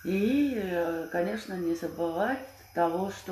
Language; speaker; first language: Russian; non-native, fluent; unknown